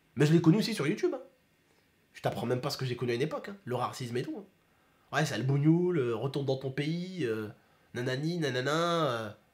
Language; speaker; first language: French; early bilingual, other home language; Arabic